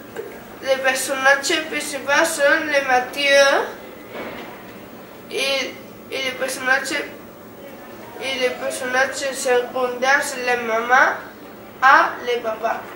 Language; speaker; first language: French; non-native, learner; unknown